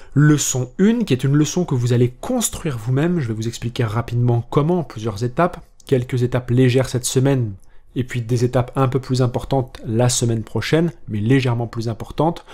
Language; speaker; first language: French; native; French